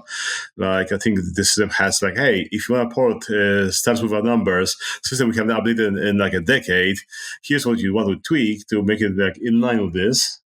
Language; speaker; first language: English; non-native, fluent; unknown